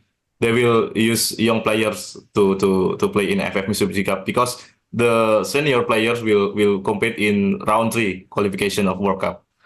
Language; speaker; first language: English; non-native, learner; Indonesian